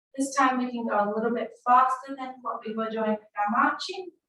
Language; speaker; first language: English; native; English